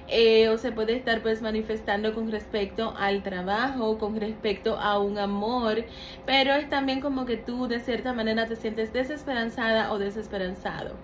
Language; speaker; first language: Spanish; native; Spanish